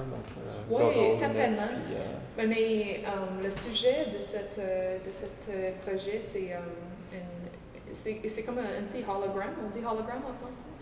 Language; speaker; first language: French; non-native, local second language; English